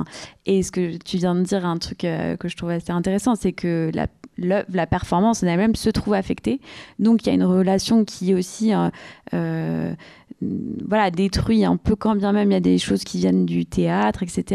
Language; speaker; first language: French; native; French